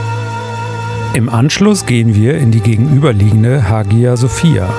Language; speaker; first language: German; native; German